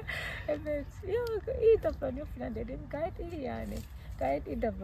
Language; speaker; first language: Turkish; non-native, fluent; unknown